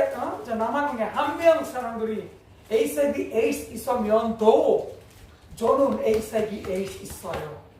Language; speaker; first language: Korean; non-native, learner; English